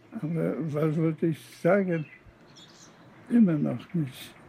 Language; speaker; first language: German; non-native, fluent; Polish